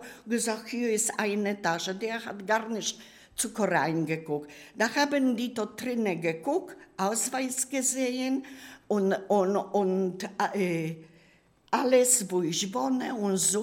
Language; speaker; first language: German; non-native, learner; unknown